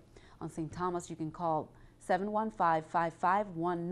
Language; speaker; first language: English; native; English